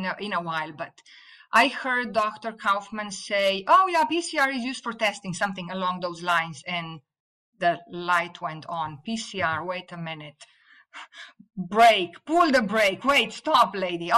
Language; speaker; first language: English; non-native, fluent; Slovenian